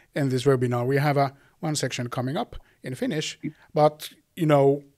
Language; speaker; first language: English; non-native, fluent; Finnish